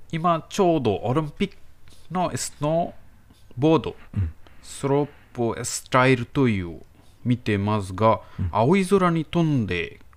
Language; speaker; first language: Japanese; non-native, learner; Bangla